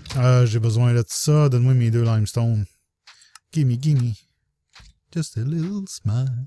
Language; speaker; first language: French; native; French